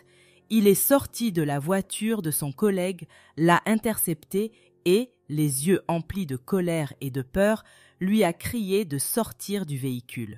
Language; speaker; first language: French; native; French